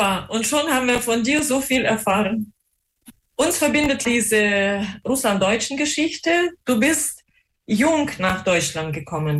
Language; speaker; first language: German; non-native, fluent; Russian